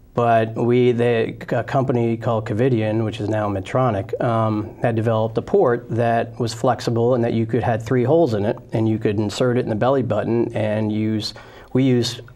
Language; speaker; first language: English; native; English